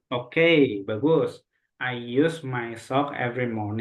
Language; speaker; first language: English; non-native, local second language; Indonesian